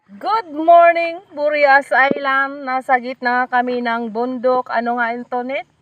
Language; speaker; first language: Filipino; non-native, local second language; Masbatenyo